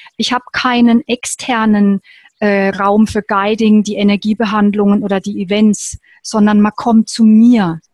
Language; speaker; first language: German; native; German